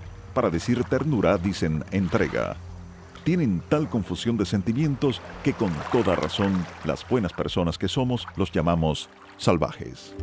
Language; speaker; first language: Spanish; native; Spanish